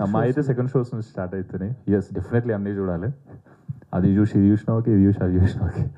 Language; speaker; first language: Telugu; native; Telugu